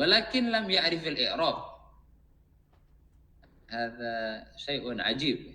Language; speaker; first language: Arabic; non-native, fluent; Indonesian